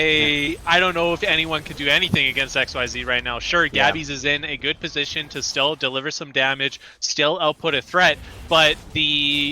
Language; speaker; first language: English; native; English